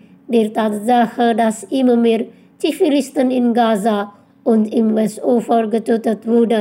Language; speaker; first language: German; non-native, fluent; Indonesian